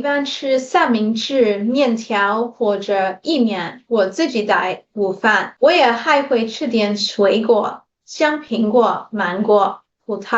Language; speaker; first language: Chinese; non-native, learner; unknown